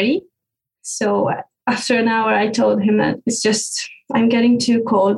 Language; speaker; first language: English; non-native, fluent; Hungarian